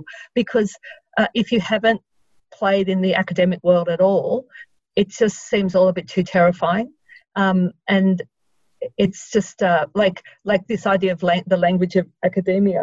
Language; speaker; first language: English; native; English